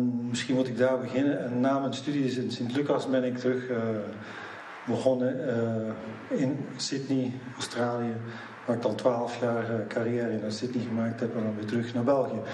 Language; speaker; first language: Dutch; early bilingual, other home language; English